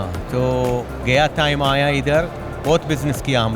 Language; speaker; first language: Hindi; non-native, learner; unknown